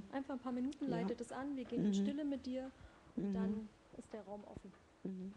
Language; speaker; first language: German; native; German